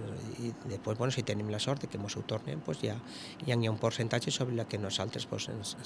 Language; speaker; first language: Catalan; native; Catalan